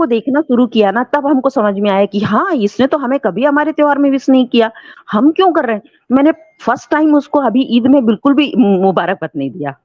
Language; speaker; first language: Hindi; native; Hindi